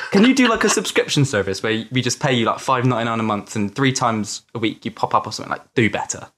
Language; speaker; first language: English; native; English